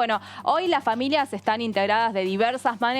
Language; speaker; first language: Spanish; native; Spanish